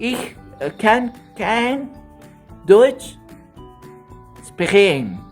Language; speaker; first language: German; non-native, learner; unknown